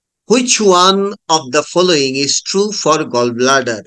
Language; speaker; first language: English; non-native, local second language; Bangla